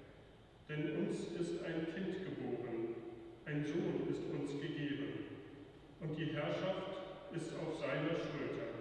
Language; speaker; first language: German; native; German